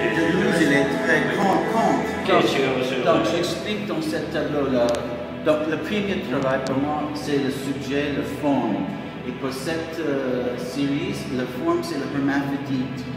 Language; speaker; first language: French; non-native, fluent; English